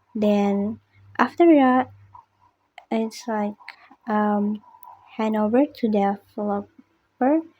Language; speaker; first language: English; non-native, learner; Indonesian